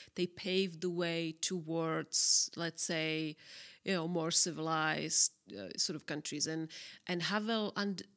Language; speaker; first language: English; non-native, fluent; Czech